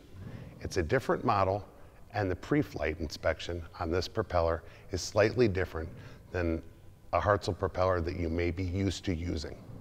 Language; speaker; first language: English; native; English